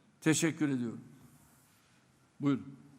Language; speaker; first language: Turkish; native; Turkish